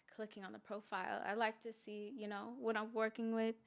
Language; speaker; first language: English; native; English